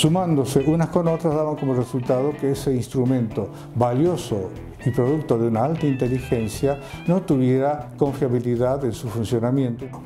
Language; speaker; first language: Spanish; native; Spanish